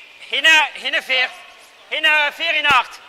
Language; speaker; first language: German; non-native, fluent; French